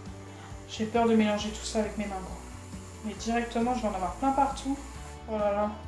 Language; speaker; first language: French; native; French